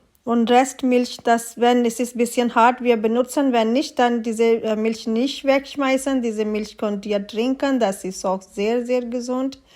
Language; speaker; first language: German; non-native, learner; Urdu